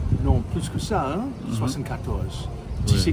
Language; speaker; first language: French; non-native, local second language; Haitian Creole